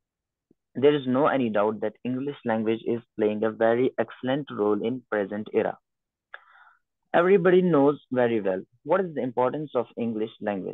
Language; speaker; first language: English; non-native, learner; Urdu